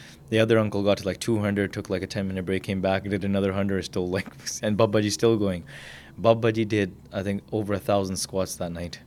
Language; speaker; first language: English; early bilingual, other home language; Punjabi